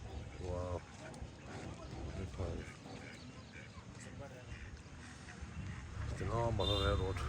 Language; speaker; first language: Hindi; non-native, local second language; Tibetan